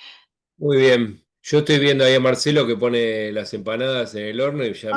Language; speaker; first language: Spanish; native; Spanish